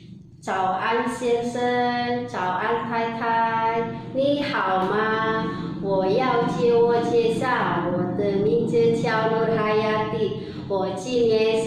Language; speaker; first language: Chinese; non-native, learner; Indonesian